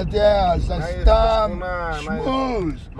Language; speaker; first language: Hebrew; non-native, fluent; English